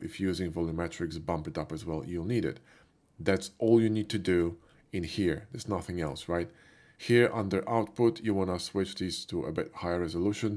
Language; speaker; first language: English; non-native, fluent; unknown